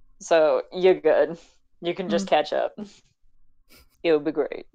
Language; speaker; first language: English; native; English